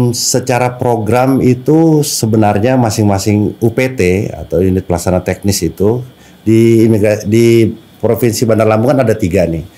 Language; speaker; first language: Indonesian; native; Indonesian